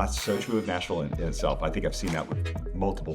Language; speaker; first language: English; native; English